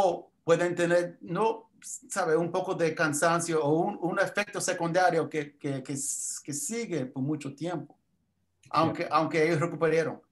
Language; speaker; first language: Spanish; early bilingual, heritage; English